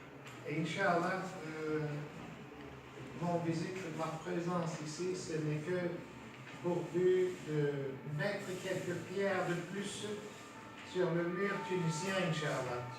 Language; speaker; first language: French; non-native, fluent; Turkish